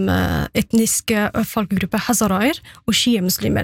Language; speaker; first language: Norwegian; non-native, fluent; Persian